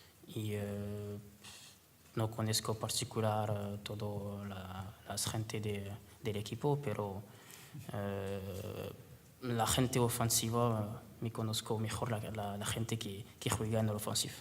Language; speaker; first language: Spanish; non-native, learner; French